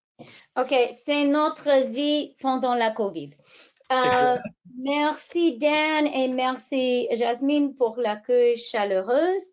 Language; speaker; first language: French; non-native, fluent; English